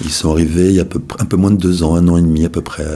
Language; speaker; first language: French; native; French